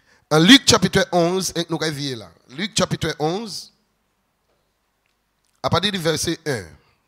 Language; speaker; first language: French; non-native, local second language; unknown